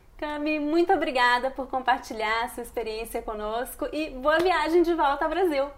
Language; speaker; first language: Portuguese; native; Portuguese